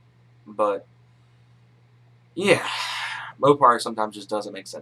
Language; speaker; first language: English; native; English